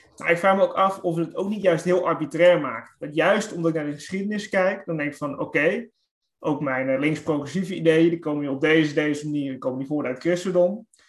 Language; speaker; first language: Dutch; native; Dutch